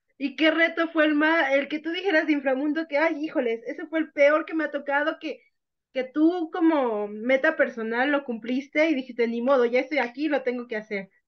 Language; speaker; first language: Spanish; native; Spanish